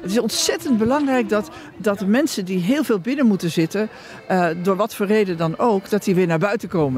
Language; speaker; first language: Dutch; native; Dutch